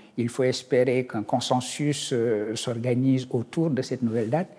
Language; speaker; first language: French; non-native, local second language; Wolof